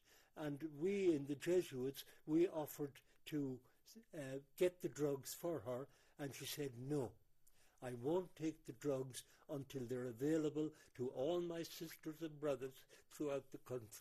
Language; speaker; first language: English; native; English